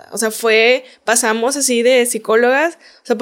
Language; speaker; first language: Spanish; native; Spanish